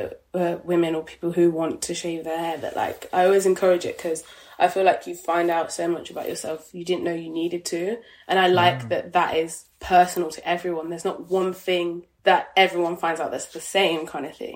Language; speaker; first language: English; native; English